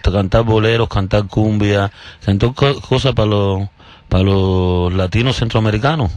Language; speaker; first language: Spanish; native; Spanish